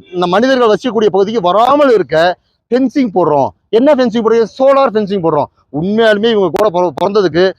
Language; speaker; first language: Tamil; native; Tamil